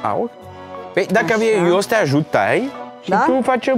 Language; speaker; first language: Romanian; non-native, learner; French